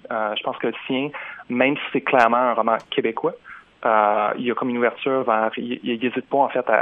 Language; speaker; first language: French; native; French